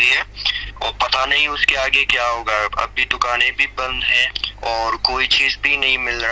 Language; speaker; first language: Hindi; non-native, fluent; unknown